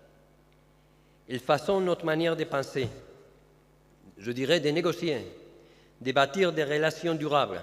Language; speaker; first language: French; non-native, fluent; Spanish